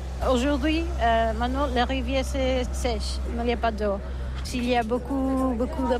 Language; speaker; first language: French; non-native, learner; Catalan